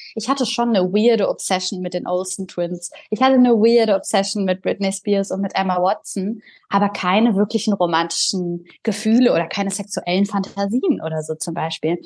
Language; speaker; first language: German; early bilingual, other home language; Bulgarian